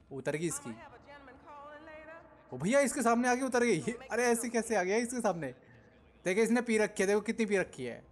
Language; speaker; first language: Hindi; native; Hindi